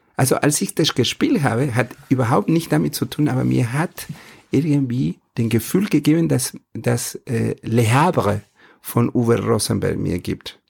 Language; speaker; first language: German; non-native, fluent; Spanish